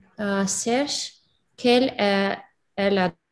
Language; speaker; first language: French; non-native, learner; English